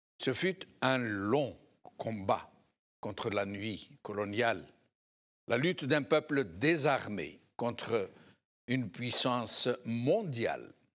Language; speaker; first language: French; non-native, local second language; Arabic